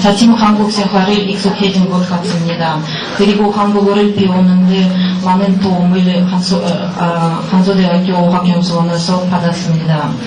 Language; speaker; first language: Korean; non-native, learner; Russian